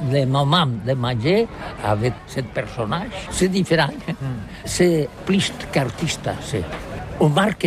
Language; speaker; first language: French; non-native, learner; Catalan